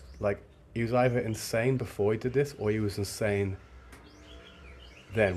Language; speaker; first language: English; native; English